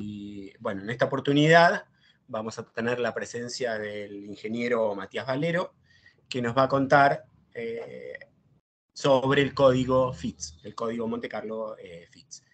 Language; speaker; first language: Spanish; native; Spanish